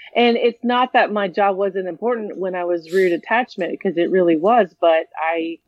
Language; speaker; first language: English; native; English